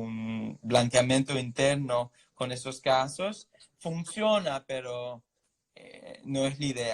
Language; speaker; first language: Spanish; non-native, fluent; English